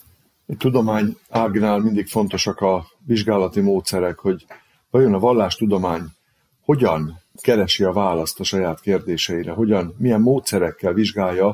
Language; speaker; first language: Hungarian; native; Hungarian